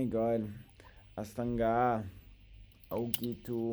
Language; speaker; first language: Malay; non-native, learner; English